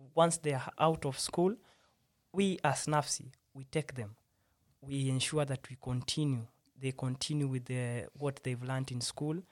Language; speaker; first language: English; non-native, local second language; Swahili